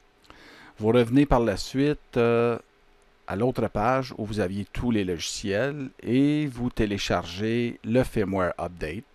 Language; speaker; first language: French; native; French